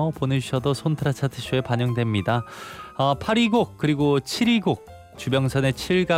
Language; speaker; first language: Korean; native; Korean